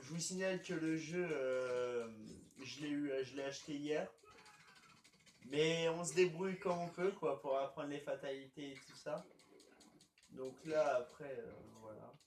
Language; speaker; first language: French; native; French